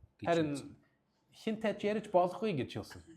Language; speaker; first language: Mongolian; non-native, learner; English